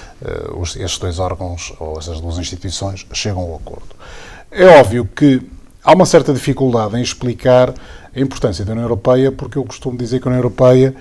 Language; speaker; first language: Portuguese; native; Portuguese